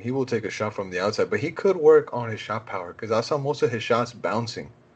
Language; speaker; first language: English; early bilingual, other home language; Spanish